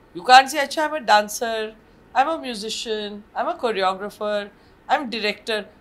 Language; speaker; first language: English; non-native, local second language; Marathi